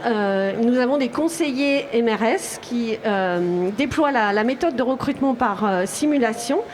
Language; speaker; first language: French; native; French